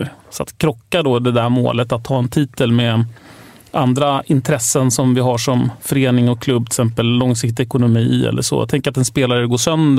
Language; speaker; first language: Swedish; native; Swedish